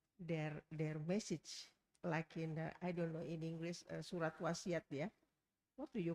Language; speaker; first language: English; non-native, learner; Indonesian